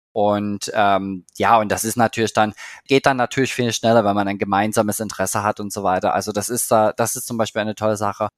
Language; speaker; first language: German; native; German